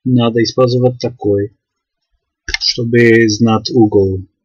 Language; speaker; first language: Russian; non-native, learner; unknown